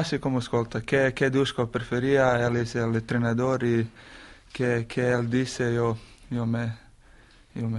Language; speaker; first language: Spanish; non-native, learner; Slovenian